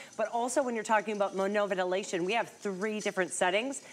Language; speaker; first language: English; native; English